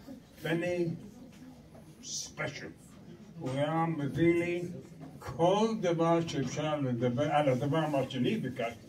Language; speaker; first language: Hebrew; non-native, learner; English